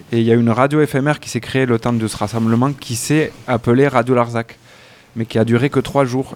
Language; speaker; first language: French; native; French